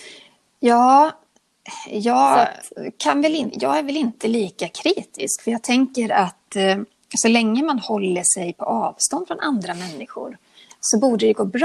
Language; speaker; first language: Swedish; native; Swedish